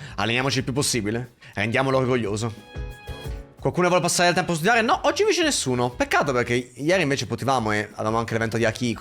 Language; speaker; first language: Italian; native; Italian